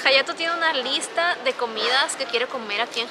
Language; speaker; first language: Spanish; native; Spanish